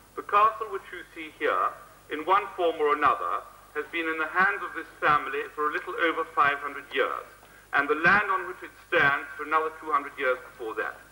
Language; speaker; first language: English; native; English